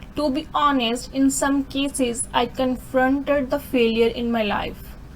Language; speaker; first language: English; non-native, local second language; Punjabi